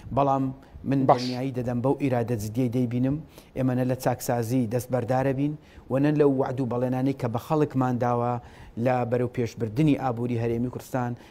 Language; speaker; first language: Central Kurdish; native; Central Kurdish